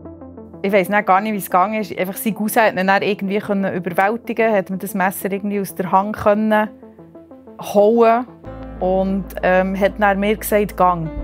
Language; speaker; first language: German; native; German